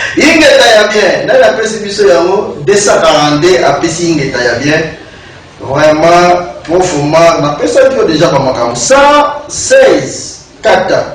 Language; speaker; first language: Lingala; non-native, local second language; Kongo